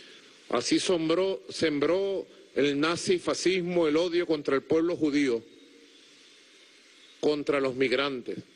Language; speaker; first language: Spanish; native; Spanish